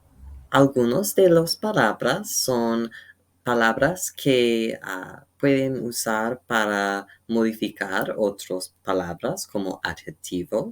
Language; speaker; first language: Spanish; non-native, learner; English